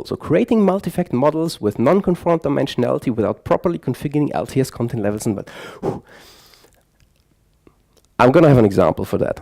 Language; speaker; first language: English; non-native, fluent; German